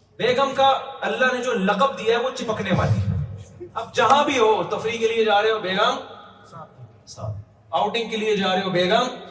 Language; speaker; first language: Urdu; native; Urdu